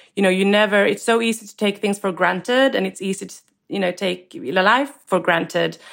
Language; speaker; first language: English; non-native, fluent; Swedish